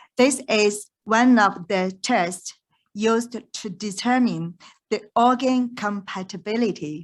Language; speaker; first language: English; non-native, fluent; Chinese